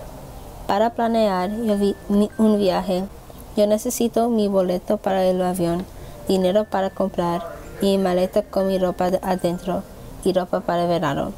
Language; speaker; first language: Spanish; non-native, learner; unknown